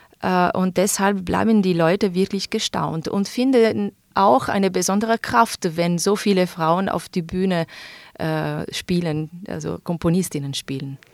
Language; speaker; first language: German; non-native, fluent; Italian